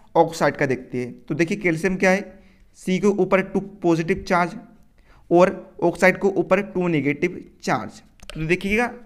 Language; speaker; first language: Hindi; native; Hindi